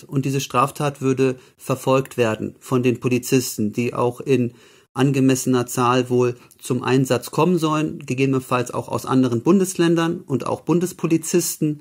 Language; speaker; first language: German; native; German